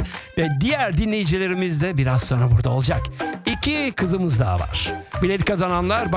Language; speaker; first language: Turkish; early bilingual, heritage; Turkish